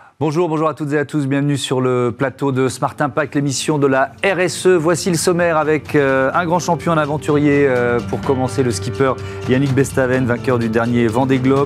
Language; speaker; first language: French; native; French